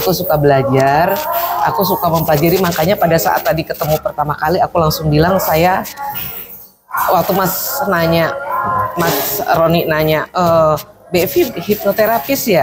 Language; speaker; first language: Indonesian; non-native, local second language; Javanese